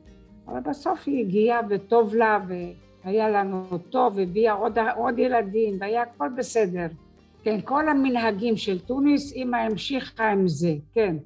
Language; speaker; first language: Hebrew; early bilingual, other home language; French